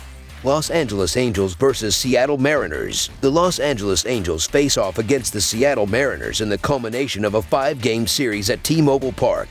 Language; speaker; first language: English; native; English